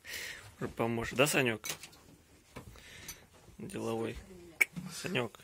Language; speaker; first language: Russian; native; Russian